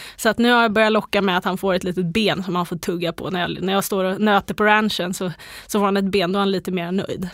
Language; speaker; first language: Swedish; native; Swedish